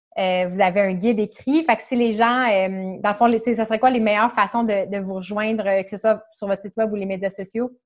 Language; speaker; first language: French; native; French